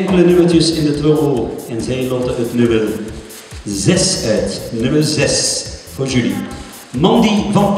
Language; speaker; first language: Dutch; native; Dutch